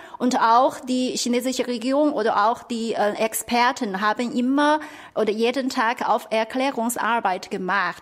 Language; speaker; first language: German; non-native, fluent; Chinese